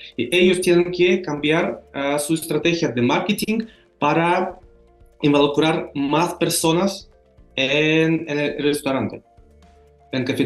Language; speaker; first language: Spanish; non-native, fluent; Russian